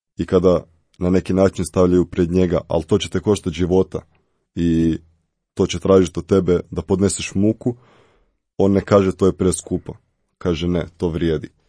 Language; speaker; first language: Croatian; native; Croatian